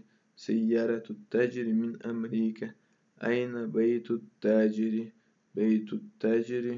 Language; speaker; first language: Arabic; non-native, fluent; Russian